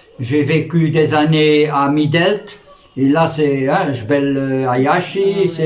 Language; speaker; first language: French; native; French